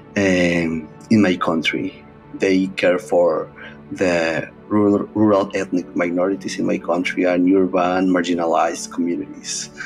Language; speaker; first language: English; non-native, fluent; Spanish